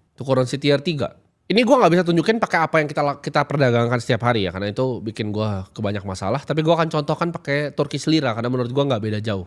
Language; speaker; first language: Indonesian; native; Indonesian